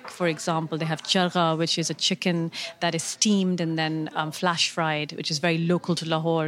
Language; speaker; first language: English; non-native, local second language; Urdu